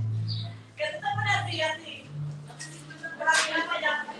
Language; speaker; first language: Spanish; native; Spanish